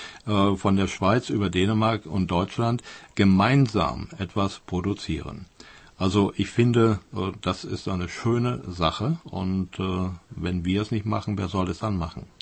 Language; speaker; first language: German; native; German